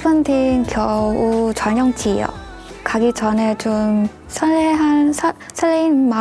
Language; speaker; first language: Korean; non-native, learner; Vietnamese